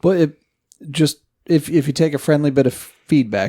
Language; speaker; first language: English; native; English